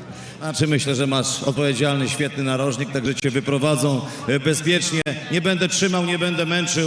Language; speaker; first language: Polish; native; Polish